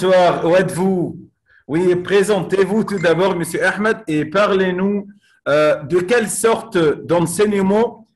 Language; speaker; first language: French; non-native, fluent; Arabic